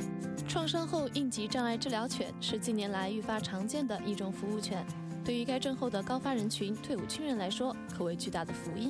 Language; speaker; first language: Chinese; native; Chinese